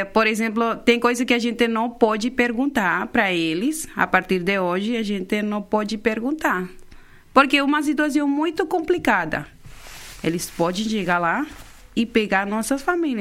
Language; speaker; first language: Portuguese; non-native, fluent; Spanish